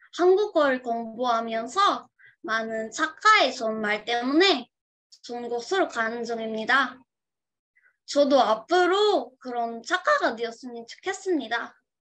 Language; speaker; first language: Korean; non-native, learner; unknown